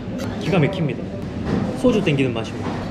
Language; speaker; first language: Korean; native; Korean